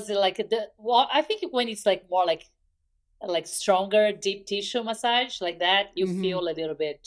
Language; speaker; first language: English; non-native, fluent; Portuguese